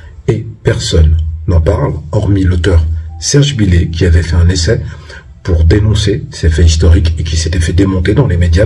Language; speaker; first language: French; native; French